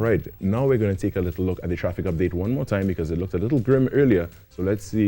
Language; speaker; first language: English; native; English